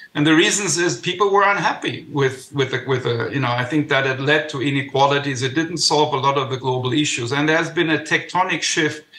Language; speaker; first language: English; non-native, fluent; German